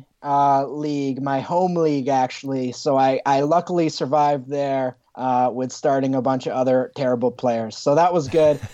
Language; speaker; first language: English; native; English